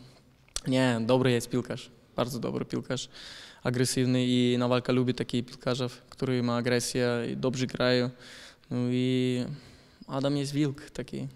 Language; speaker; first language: Polish; non-native, learner; German